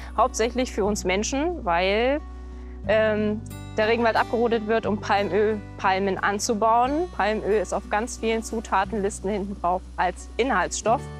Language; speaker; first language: German; native; German